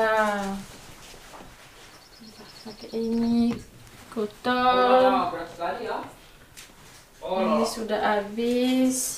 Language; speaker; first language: Indonesian; non-native, learner; French